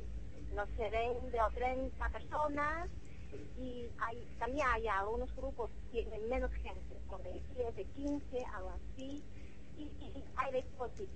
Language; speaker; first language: Spanish; non-native, fluent; Chinese